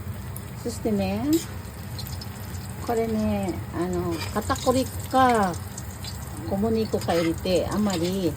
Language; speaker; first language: Japanese; non-native, learner; Filipino